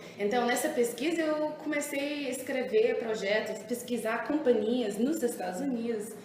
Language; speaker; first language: Portuguese; early bilingual, heritage; English